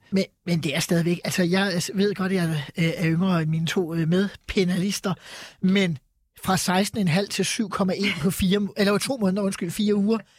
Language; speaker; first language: Danish; native; Danish